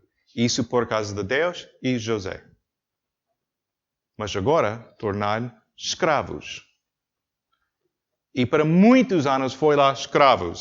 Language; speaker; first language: Portuguese; non-native, learner; English